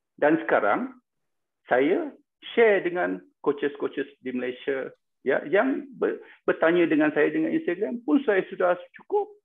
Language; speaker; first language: Malay; non-native, local second language; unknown